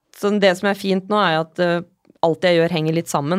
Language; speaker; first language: Norwegian; early bilingual, other home language; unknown